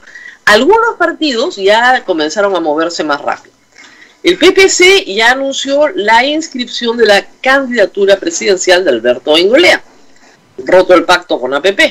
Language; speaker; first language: Spanish; native; Spanish